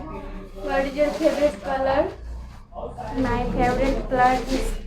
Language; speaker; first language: English; non-native, learner; Hindi